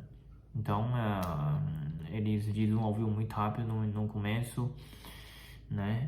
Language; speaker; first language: Portuguese; non-native, fluent; Chinese